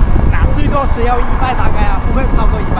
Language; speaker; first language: Chinese; non-native, learner; Bangla